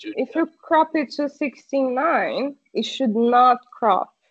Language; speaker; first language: English; non-native, fluent; Portuguese